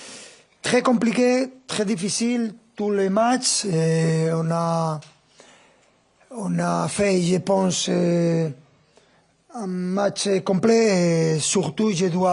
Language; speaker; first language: French; non-native, fluent; Spanish